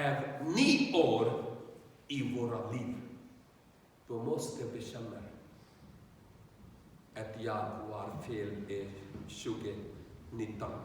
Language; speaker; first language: Swedish; non-native, learner; Urdu